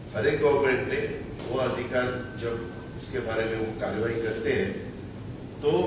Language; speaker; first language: Hindi; non-native, local second language; Marathi